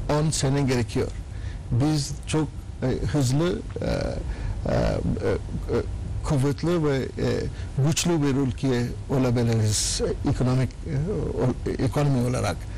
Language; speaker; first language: Turkish; non-native, learner; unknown